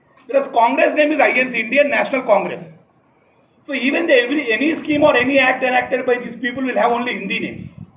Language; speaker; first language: English; non-native, local second language; Telugu